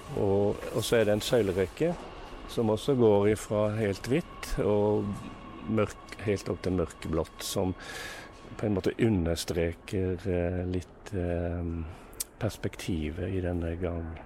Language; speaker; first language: Norwegian; native; Norwegian